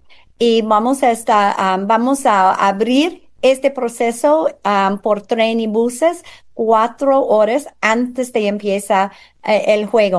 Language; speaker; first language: Spanish; non-native, fluent; English